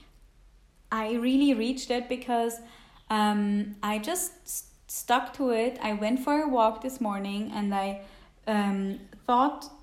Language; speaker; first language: English; non-native, fluent; Italian